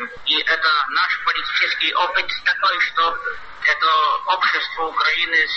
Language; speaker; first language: Russian; non-native, fluent; Polish